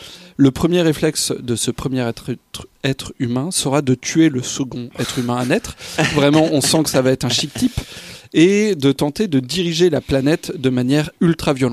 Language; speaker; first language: French; native; French